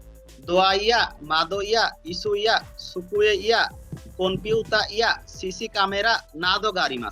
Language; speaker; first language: Japanese; non-native, learner; Bangla